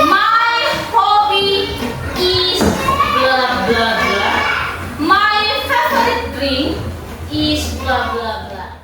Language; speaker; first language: English; non-native, learner; Indonesian